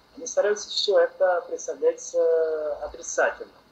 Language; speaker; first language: Russian; non-native, fluent; Portuguese